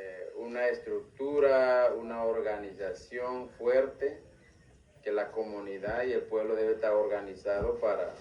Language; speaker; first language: Spanish; non-native, local second language; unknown